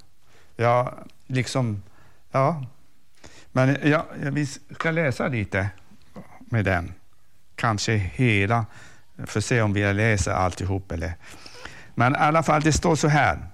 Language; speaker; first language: Swedish; non-native, fluent; Arabic